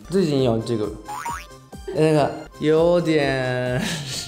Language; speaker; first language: Chinese; non-native, learner; Japanese